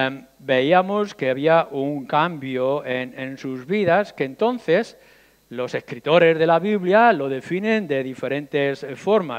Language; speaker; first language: Spanish; native; Spanish